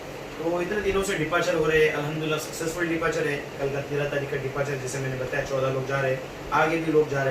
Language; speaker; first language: Hindi; native; Hindi